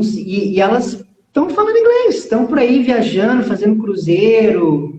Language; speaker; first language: Portuguese; early bilingual, heritage; Portuguese